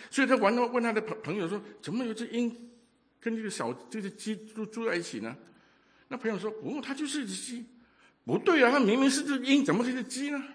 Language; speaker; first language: Chinese; non-native, local second language; Cantonese